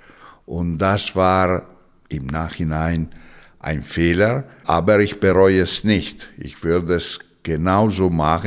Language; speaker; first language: German; non-native, fluent; Italian